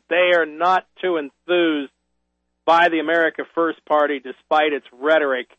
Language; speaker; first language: English; native; English